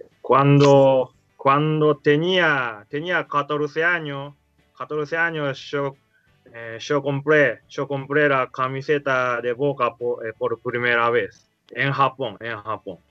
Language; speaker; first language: Spanish; non-native, learner; Japanese